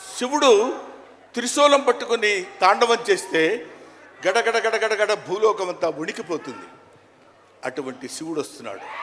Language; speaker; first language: Telugu; native; Telugu